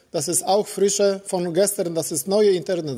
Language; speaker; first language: German; non-native, learner; Polish